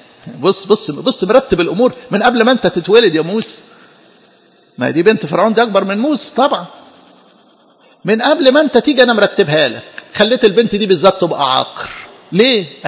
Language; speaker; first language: Arabic; native; Arabic